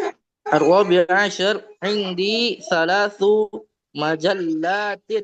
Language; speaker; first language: Arabic; non-native, learner; Indonesian